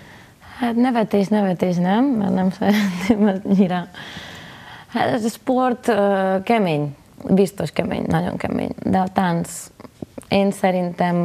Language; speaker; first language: Hungarian; non-native, learner; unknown